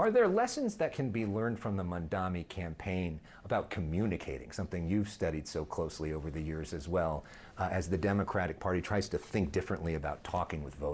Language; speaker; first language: English; native; English